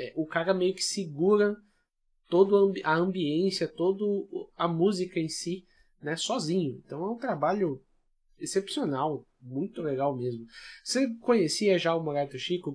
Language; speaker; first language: Portuguese; native; Portuguese